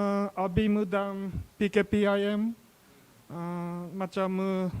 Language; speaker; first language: Indonesian; non-native, learner; Japanese